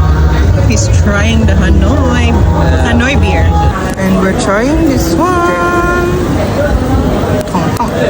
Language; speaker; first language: English; non-native, local second language; Filipino